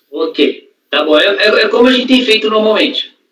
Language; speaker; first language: Portuguese; native; Portuguese